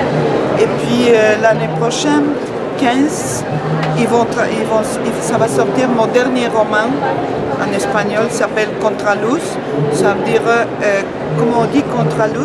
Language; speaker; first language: French; non-native, fluent; Spanish